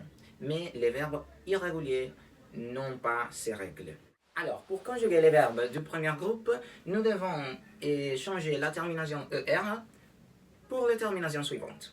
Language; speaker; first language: French; non-native, fluent; Spanish